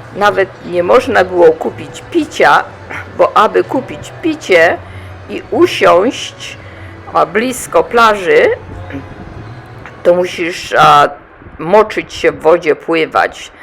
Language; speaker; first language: Polish; native; Polish